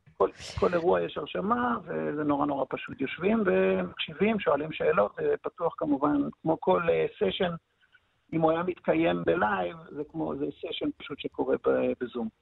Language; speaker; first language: Hebrew; native; Hebrew